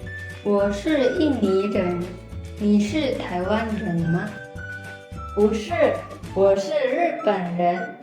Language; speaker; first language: Chinese; non-native, fluent; Indonesian